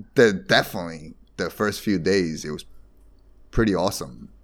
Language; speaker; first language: English; non-native, fluent; Spanish